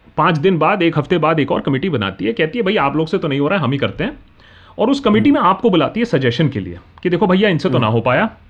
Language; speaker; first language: Hindi; native; Hindi